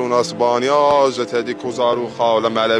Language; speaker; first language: Arabic; native; Arabic